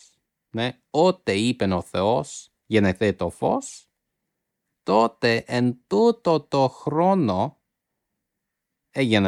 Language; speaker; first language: Greek; non-native, fluent; English